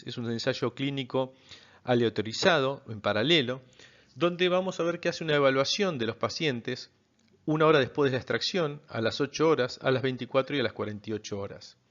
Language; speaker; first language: Spanish; native; Spanish